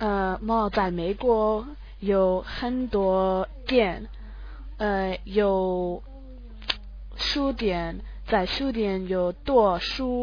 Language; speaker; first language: Chinese; non-native, learner; English